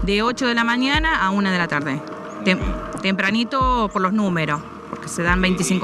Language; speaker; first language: Spanish; native; Spanish